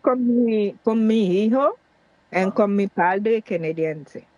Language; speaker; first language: Spanish; non-native, learner; Haitian Creole